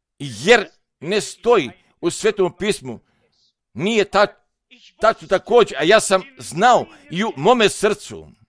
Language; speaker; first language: Serbian; non-native, fluent; German